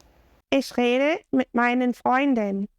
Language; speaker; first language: German; non-native, fluent; English